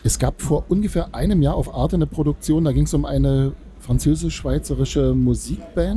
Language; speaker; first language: German; native; German